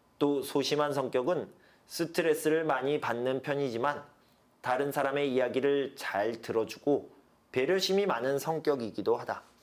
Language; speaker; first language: Korean; native; Korean